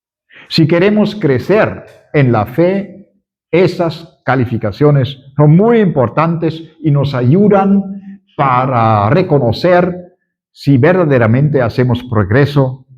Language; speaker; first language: Spanish; non-native, fluent; German